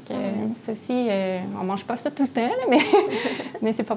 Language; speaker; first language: French; non-native, fluent; English